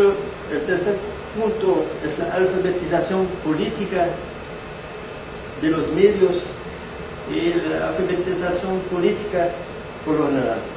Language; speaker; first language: Spanish; non-native, fluent; English